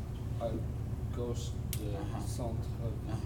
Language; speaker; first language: French; non-native, learner; English